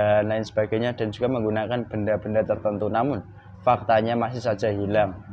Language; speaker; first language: Indonesian; native; Indonesian